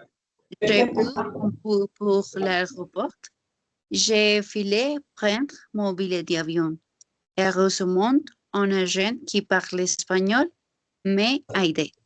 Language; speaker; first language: French; non-native, learner; Spanish